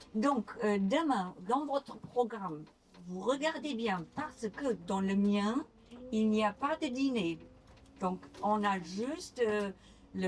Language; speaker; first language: French; non-native, fluent; English